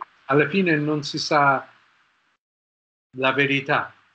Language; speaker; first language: Italian; non-native, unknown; English